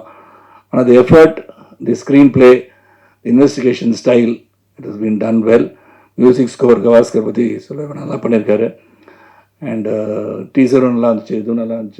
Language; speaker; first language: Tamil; native; Tamil